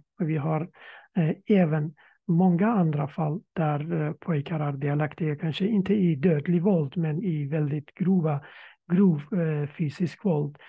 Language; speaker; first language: Swedish; non-native, fluent; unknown